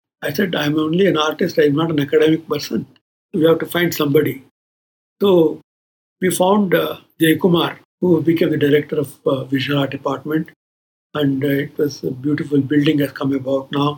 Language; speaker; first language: English; non-native, local second language; Kannada